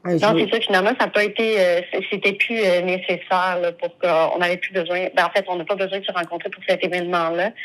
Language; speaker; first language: French; native; French